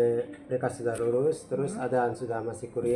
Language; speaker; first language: Indonesian; native; Indonesian